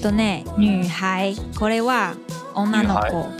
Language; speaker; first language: Japanese; non-native, learner; Chinese